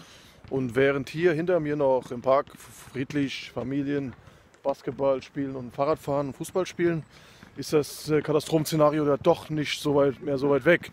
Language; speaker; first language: German; native; German